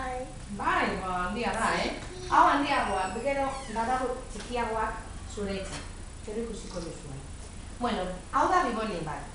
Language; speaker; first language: Basque; non-native, local second language; Spanish